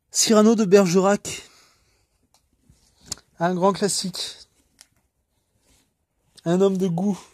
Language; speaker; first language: French; native; French